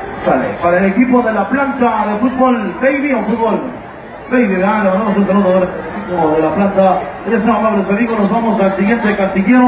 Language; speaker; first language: Spanish; native; Spanish